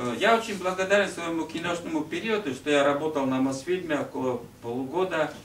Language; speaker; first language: Russian; non-native, local second language; Udmurt